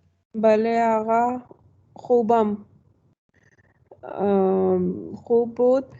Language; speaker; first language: Persian; non-native, learner; Urdu